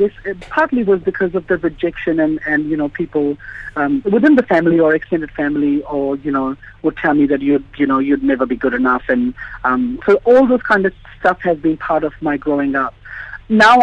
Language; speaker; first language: English; native; English